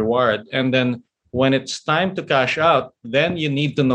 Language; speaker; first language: English; non-native, local second language; Filipino